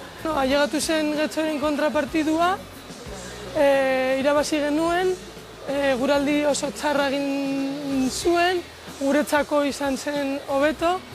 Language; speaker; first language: Basque; non-native, local second language; Spanish